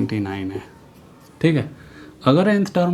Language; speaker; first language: Hindi; non-native, local second language; Odia